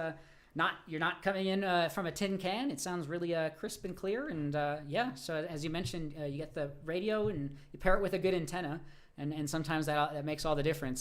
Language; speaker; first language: English; native; English